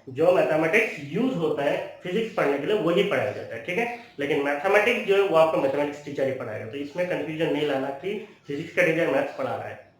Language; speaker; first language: Hindi; non-native, local second language; Bangla